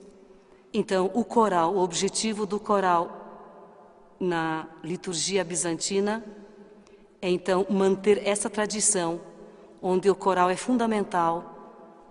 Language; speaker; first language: Portuguese; non-native, fluent; Ukrainian